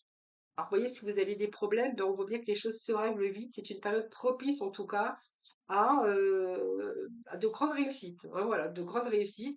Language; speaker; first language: French; native; French